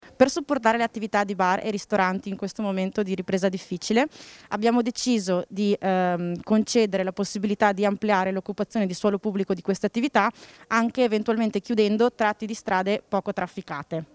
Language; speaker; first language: Italian; native; Italian